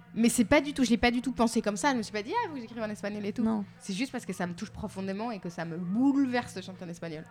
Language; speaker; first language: French; native; French